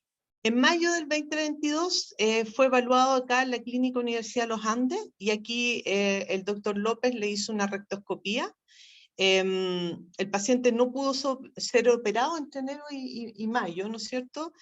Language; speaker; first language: Spanish; native; Spanish